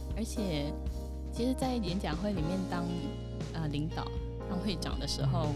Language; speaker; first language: Chinese; non-native, fluent; Spanish